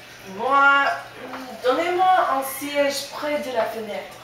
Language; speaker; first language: French; non-native, learner; English